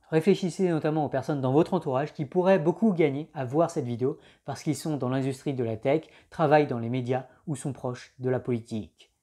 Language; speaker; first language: French; native; French